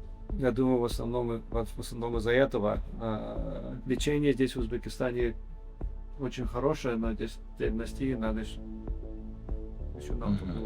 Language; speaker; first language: Russian; early bilingual, heritage; English